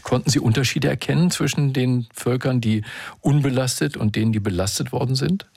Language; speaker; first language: German; native; German